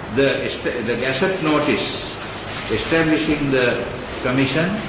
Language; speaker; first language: English; non-native, local second language; Sinhala